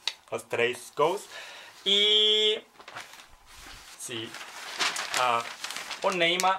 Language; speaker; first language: Portuguese; non-native, learner; German